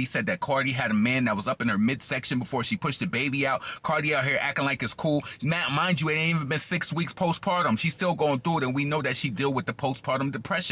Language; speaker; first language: English; native; English